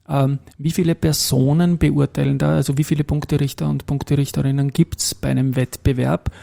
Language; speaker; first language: German; native; German